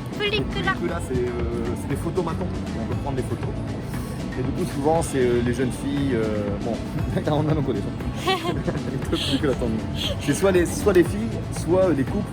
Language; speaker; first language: French; native; French